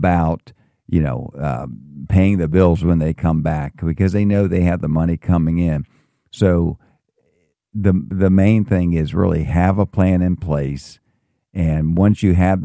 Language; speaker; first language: English; native; English